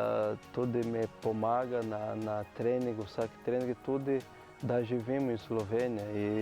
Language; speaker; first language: Slovenian; non-native, learner; Portuguese